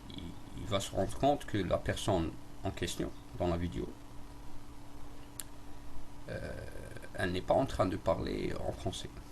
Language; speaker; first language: French; non-native, local second language; Arabic